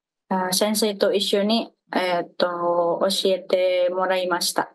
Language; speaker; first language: Japanese; non-native, fluent; Indonesian